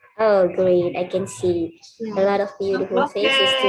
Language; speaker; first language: English; non-native, fluent; Indonesian